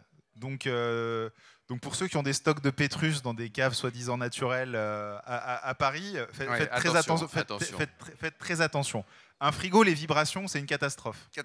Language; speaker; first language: French; native; French